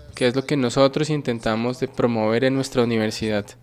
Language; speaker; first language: Spanish; non-native, fluent; Finnish